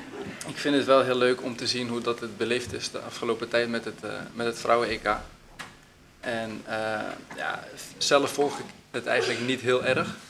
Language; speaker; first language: Dutch; native; Dutch